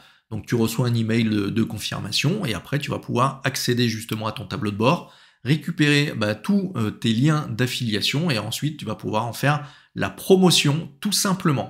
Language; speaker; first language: French; native; French